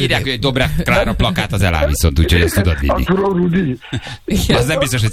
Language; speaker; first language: Hungarian; native; Hungarian